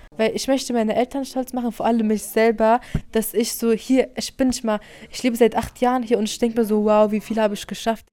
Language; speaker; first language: German; early bilingual, other home language; Persian